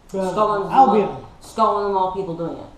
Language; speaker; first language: English; native; English